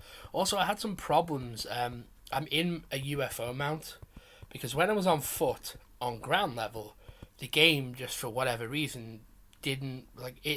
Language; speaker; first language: English; native; English